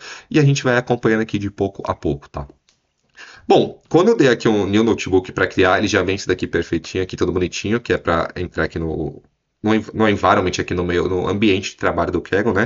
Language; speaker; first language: Portuguese; native; Portuguese